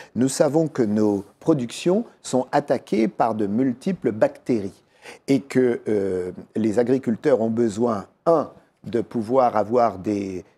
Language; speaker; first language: French; native; French